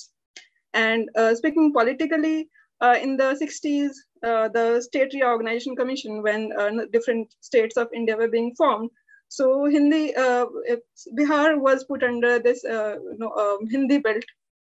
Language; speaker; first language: English; early bilingual, other home language; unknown